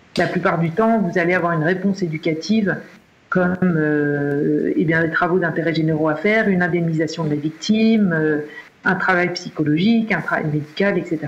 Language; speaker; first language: French; native; French